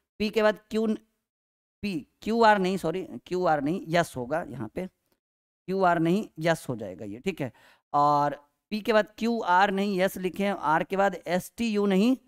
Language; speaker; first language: Hindi; native; Hindi